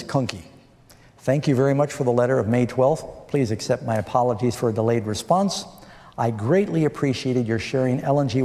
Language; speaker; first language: English; native; English